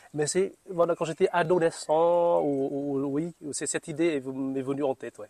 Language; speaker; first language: French; non-native, fluent; Vietnamese